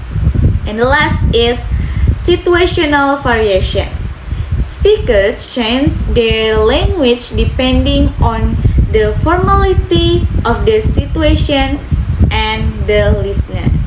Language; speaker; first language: English; non-native, local second language; Indonesian